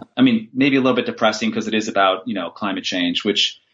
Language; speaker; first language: English; native; English